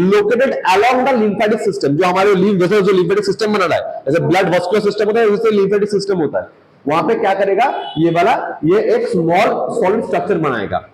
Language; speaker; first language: Hindi; non-native, local second language; Bangla